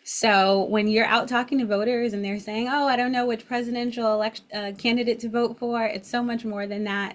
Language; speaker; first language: English; native; English